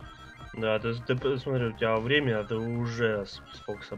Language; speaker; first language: Russian; native; Russian